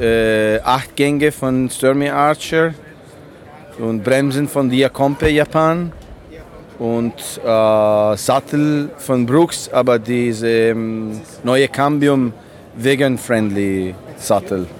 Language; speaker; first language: German; non-native, learner; Italian